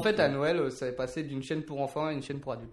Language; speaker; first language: French; native; French